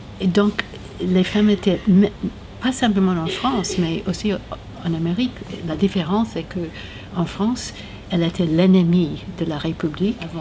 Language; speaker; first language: French; non-native, learner; English